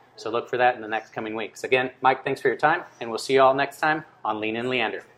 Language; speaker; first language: English; early bilingual, other home language; Spanish